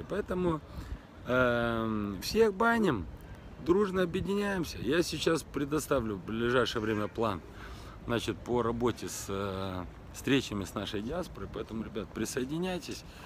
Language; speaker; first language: Russian; native; Russian